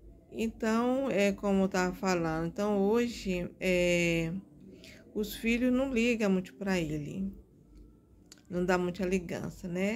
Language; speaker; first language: Portuguese; native; Portuguese